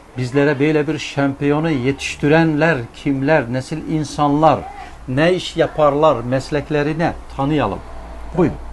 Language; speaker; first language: Turkish; early bilingual, heritage; Turkish